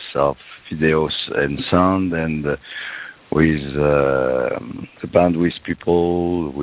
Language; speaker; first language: English; non-native, fluent; French